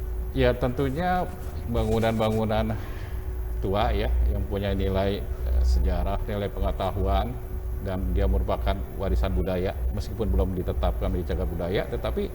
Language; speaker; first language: Indonesian; native; Indonesian